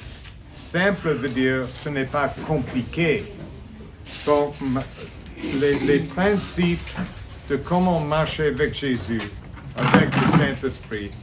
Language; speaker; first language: French; non-native, fluent; English